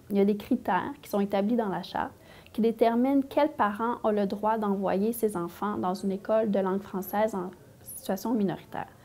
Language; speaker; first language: French; native; French